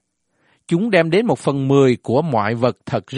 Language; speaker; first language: Vietnamese; native; Vietnamese